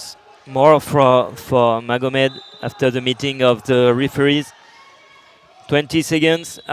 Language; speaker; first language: English; non-native, learner; French